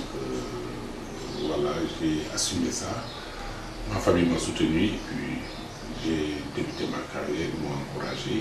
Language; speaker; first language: French; non-native, local second language; Wolof